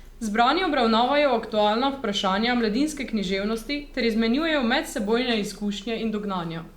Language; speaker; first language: Slovenian; native; Slovenian